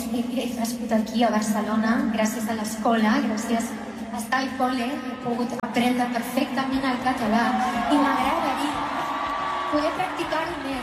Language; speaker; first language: Catalan; non-native, local second language; Spanish